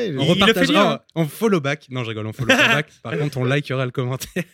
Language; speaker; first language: French; native; French